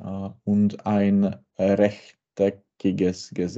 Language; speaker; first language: German; non-native, learner; Czech